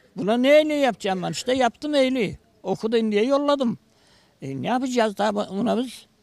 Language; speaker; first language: Turkish; native; Turkish